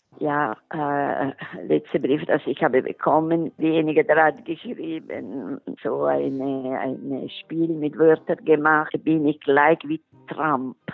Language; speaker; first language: German; non-native, local second language; Italian